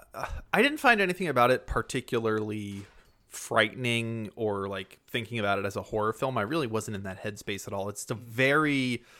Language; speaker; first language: English; early bilingual, other home language; German